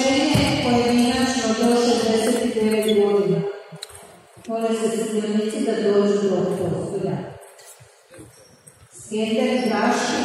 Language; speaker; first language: Croatian; native; Croatian